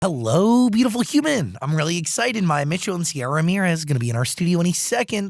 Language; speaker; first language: English; native; English